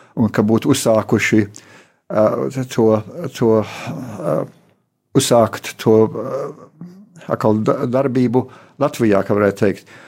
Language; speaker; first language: Latvian; early bilingual, heritage; Latvian